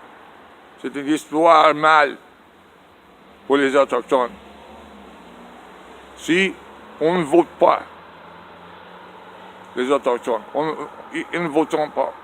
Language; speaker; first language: French; non-native, learner; English